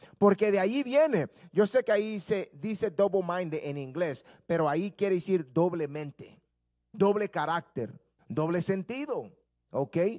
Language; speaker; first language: Spanish; early bilingual, heritage; Spanish